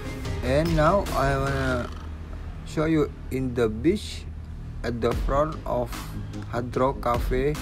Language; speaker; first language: English; non-native, learner; Indonesian